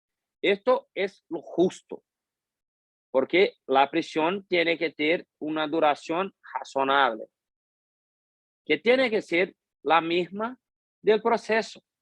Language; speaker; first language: Spanish; non-native, fluent; Portuguese